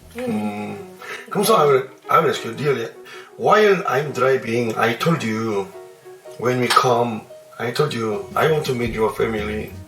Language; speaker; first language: English; non-native, learner; Korean